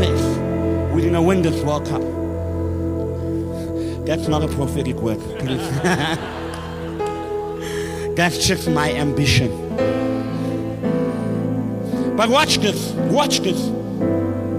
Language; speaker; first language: English; native; English